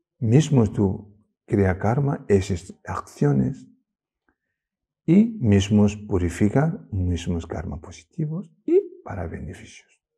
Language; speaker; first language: Spanish; non-native, learner; Tibetan